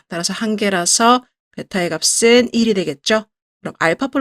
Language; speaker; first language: Korean; native; Korean